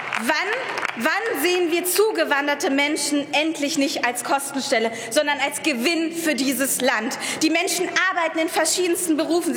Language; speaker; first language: German; early bilingual, other home language; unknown